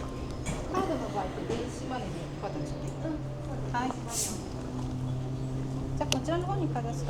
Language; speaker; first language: Japanese; native; Japanese